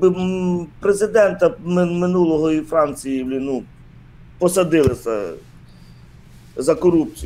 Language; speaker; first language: Ukrainian; native; Ukrainian